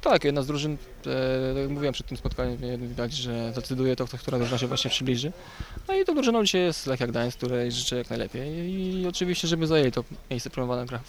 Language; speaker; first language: Polish; native; Polish